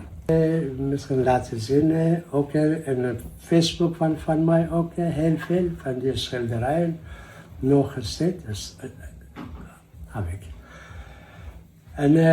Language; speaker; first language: Dutch; non-native, learner; Persian